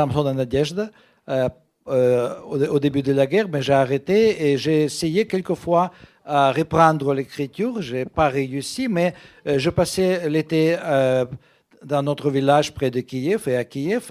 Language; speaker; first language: French; non-native, fluent; Russian